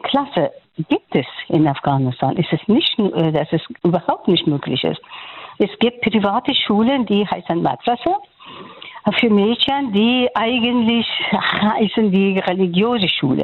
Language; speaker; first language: German; non-native, fluent; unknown